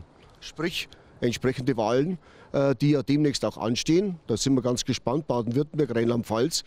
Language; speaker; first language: German; native; German